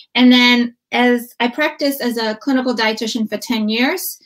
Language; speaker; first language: English; non-native, fluent; Amharic